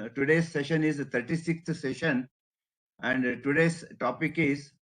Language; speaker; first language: English; non-native, local second language; Kannada